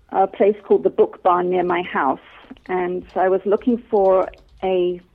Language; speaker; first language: English; native; English